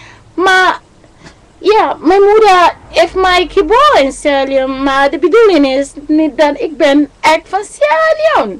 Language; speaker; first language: Dutch; non-native, learner; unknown